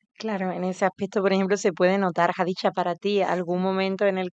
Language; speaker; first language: Spanish; native; Spanish